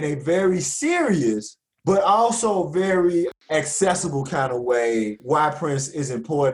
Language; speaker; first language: English; native; English